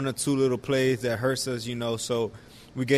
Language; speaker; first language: English; native; English